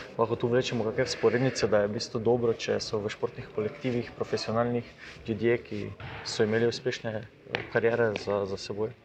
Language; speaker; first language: Slovenian; native; Slovenian